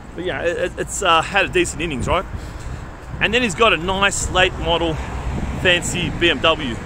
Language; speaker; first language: English; native; English